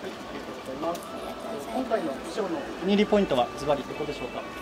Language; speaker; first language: Japanese; native; Japanese